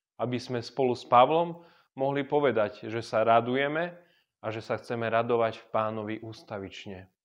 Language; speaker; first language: Slovak; native; Slovak